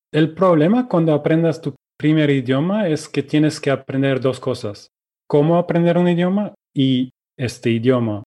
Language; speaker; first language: Spanish; non-native, fluent; Russian